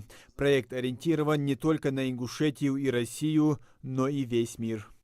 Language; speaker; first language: Russian; native; Russian